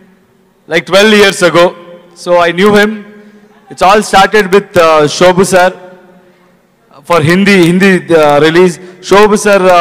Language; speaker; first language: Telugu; non-native, learner; Kannada